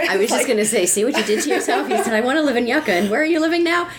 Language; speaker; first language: English; native; English